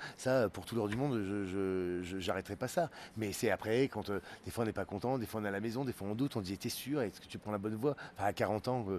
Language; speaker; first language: French; native; French